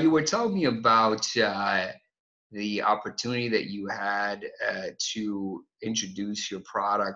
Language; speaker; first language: English; non-native, fluent; Albanian